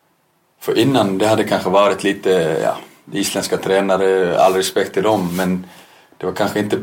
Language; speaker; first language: Swedish; non-native, fluent; Icelandic